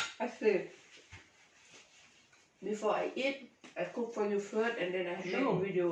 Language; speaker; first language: English; non-native, learner; Thai